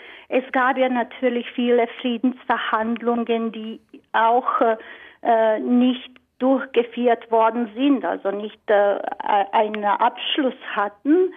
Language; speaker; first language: German; non-native, fluent; Croatian